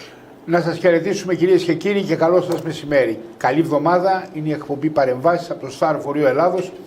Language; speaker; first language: Greek; native; Greek